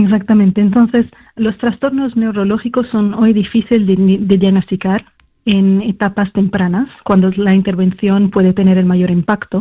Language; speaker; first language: Spanish; non-native, fluent; French